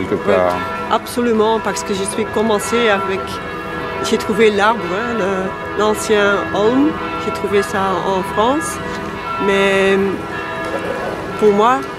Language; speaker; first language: French; non-native, local second language; Dutch